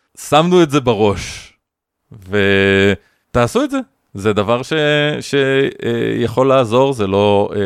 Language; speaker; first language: Hebrew; native; Hebrew